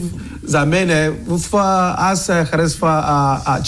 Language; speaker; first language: Bulgarian; non-native, learner; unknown